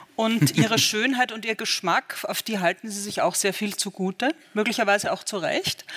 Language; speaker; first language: German; native; German